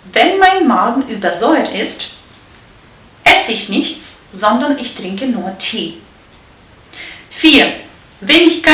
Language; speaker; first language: German; non-native, fluent; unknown